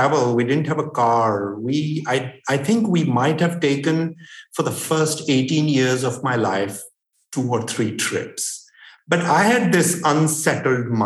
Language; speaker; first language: English; non-native, local second language; Hindi